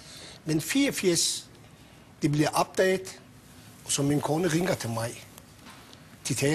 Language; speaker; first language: Danish; non-native, local second language; Persian